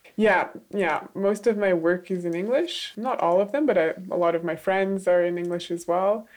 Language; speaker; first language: English; native; English